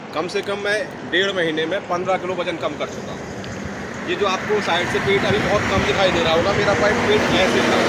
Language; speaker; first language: Hindi; native; Hindi